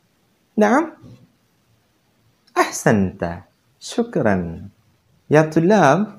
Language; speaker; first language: Arabic; non-native, fluent; Malayalam